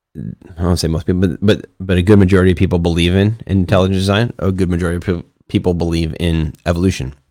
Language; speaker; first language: English; native; English